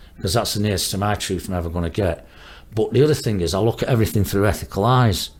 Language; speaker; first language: English; native; English